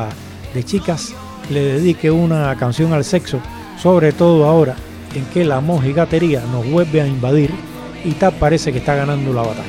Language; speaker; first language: Spanish; native; Spanish